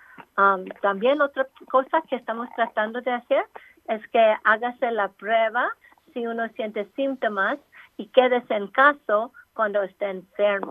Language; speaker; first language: Spanish; non-native, local second language; English